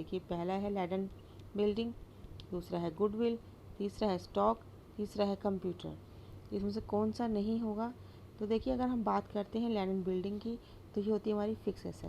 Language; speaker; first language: Hindi; native; Hindi